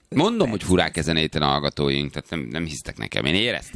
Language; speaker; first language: Hungarian; native; Hungarian